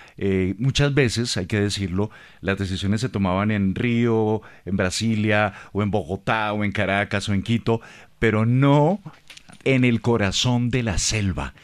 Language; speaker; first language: Spanish; native; Spanish